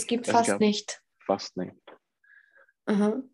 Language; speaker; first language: German; non-native, fluent; Czech